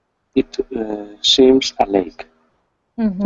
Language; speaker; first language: English; non-native, learner; Spanish